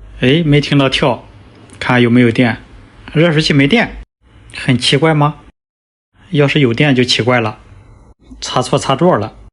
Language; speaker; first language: Chinese; native; Chinese